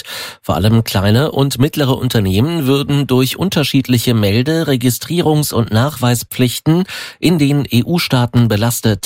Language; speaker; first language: German; native; German